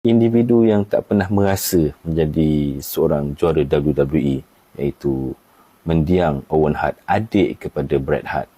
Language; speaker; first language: Malay; native; Malay